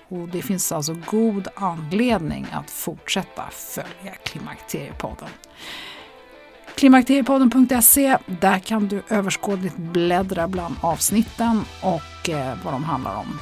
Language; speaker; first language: Swedish; native; Swedish